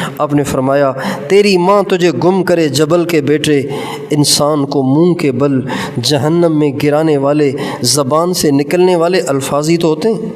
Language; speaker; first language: Urdu; native; Urdu